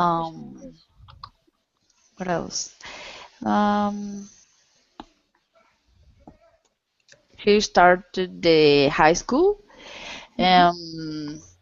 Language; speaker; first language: English; non-native, learner; Spanish